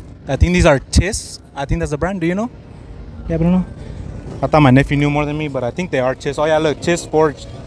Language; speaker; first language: English; early bilingual, other home language; Spanish